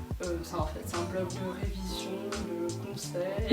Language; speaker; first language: French; native; French